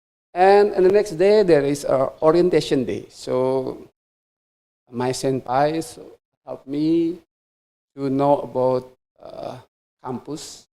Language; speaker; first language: English; non-native, fluent; Indonesian